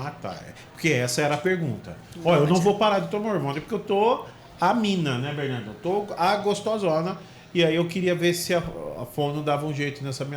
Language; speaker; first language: Portuguese; native; Portuguese